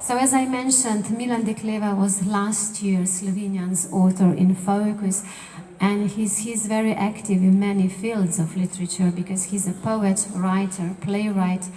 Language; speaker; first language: English; non-native, fluent; Slovenian